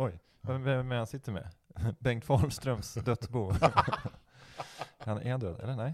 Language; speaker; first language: Swedish; native; Swedish